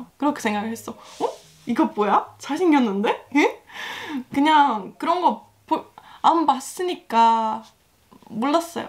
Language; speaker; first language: Korean; non-native, fluent; Estonian